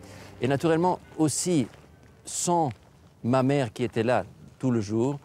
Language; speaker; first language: French; non-native, fluent; German